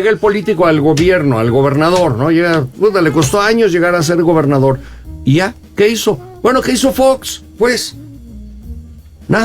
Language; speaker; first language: Spanish; native; Spanish